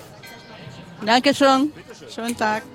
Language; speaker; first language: German; non-native, fluent; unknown